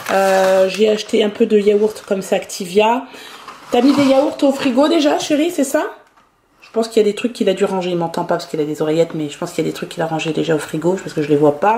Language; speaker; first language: French; native; French